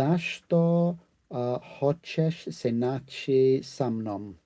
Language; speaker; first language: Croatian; non-native, learner; English